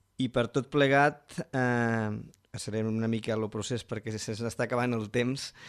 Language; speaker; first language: Catalan; native; Catalan